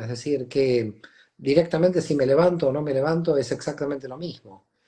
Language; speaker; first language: Spanish; native; Spanish